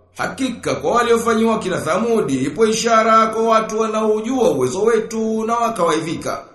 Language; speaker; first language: Swahili; native; Swahili